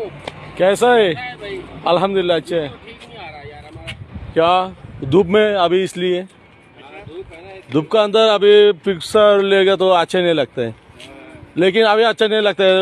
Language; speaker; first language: Hindi; non-native, learner; Bangla